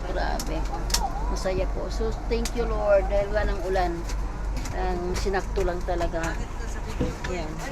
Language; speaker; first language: Filipino; non-native, local second language; Cebuano